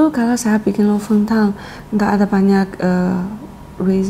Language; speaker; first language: Indonesian; non-native, learner; Chinese